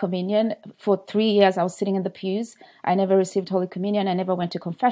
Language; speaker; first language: English; non-native, local second language; Ganda